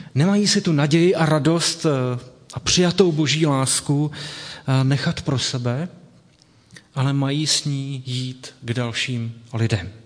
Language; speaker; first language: Czech; native; Czech